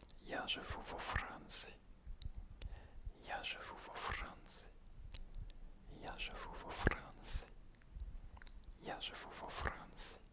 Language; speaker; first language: Russian; non-native, learner; French